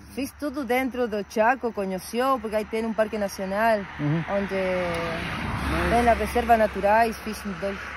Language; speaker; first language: Portuguese; non-native, learner; Spanish